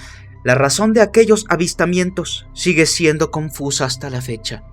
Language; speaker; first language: Spanish; native; Spanish